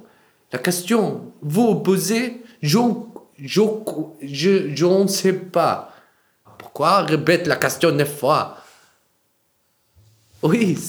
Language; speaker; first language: French; non-native, learner; Arabic